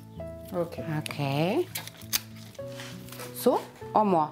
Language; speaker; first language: French; non-native, learner; German